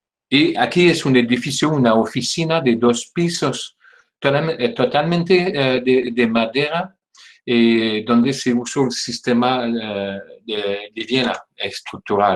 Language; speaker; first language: Spanish; non-native, fluent; French